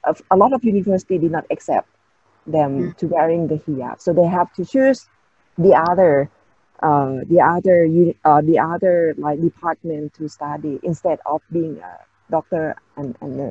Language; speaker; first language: English; non-native, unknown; Thai